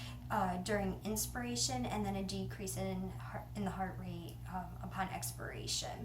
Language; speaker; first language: English; native; English